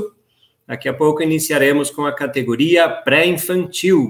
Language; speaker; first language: Portuguese; native; Portuguese